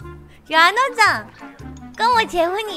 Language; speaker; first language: Chinese; non-native, learner; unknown